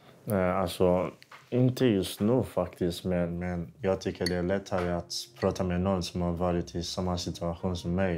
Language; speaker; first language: Swedish; non-native, fluent; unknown